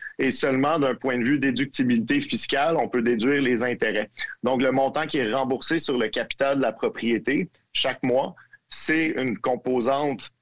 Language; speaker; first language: French; native; French